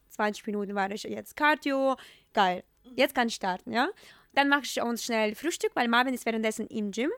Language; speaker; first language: German; non-native, fluent; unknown